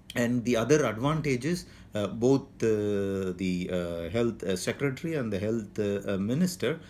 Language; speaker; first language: English; non-native, local second language; Tamil